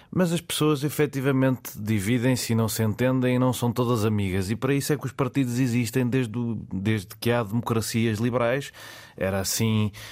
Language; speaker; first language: Portuguese; native; Portuguese